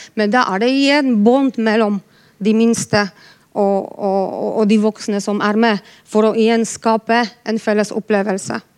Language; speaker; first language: Norwegian; non-native, fluent; Polish